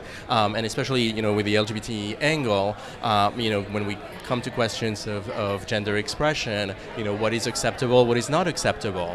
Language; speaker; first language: English; non-native, fluent; French